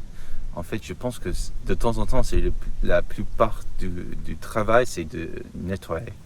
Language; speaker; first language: French; non-native, learner; English